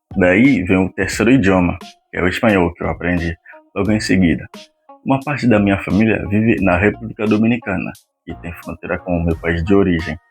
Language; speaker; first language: Portuguese; non-native, fluent; Haitian Creole